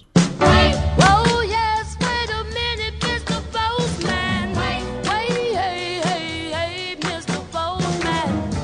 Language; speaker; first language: English; non-native, fluent; French